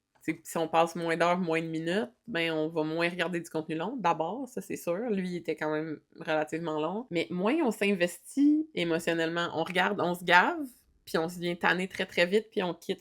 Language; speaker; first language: French; native; French